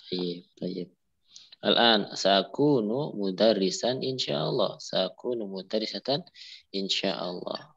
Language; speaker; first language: Arabic; non-native, fluent; Indonesian